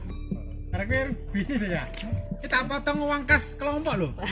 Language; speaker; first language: Indonesian; non-native, local second language; Javanese